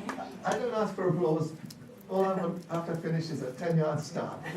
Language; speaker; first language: English; native; English